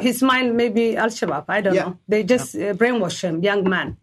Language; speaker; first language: English; non-native, learner; Somali